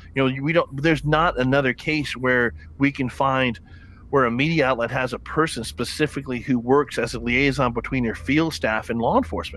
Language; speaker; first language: English; native; English